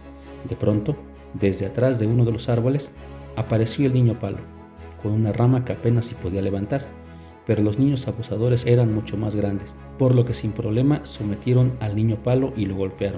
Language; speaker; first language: Spanish; native; Spanish